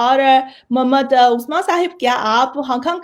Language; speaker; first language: Hindi; non-native, fluent; Chinese